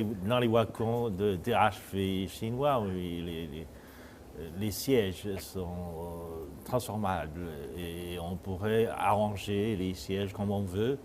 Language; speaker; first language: French; non-native, fluent; Chinese